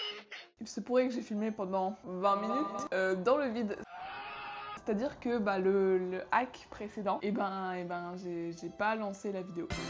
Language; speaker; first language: French; native; French